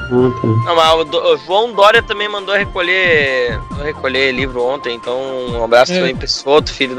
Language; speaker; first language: Portuguese; native; Portuguese